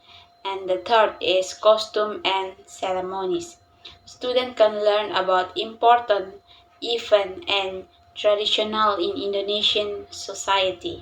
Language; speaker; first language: English; non-native, learner; Indonesian